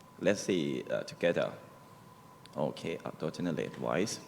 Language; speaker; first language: English; non-native, learner; Thai